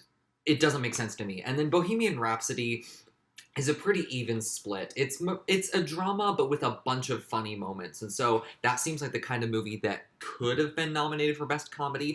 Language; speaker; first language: English; native; English